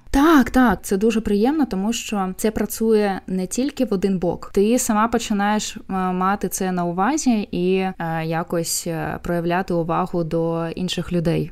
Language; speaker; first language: Ukrainian; non-native, local second language; Russian